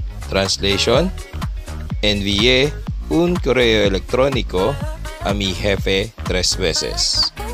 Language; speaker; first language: Spanish; non-native, fluent; Filipino